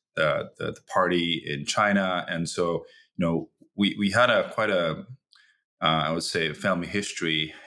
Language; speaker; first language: English; early bilingual, other home language; Chinese